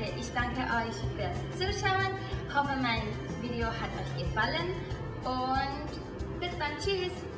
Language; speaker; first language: German; non-native, fluent; Thai